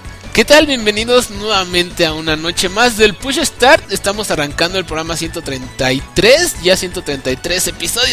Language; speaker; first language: Spanish; native; Spanish